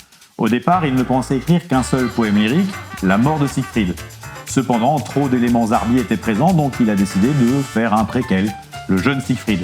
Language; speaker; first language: French; native; French